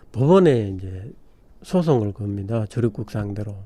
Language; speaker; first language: Korean; non-native, fluent; Bangla